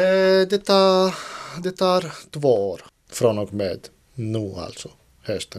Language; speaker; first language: Swedish; non-native, fluent; Greek